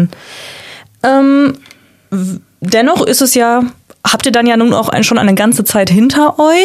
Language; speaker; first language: German; native; German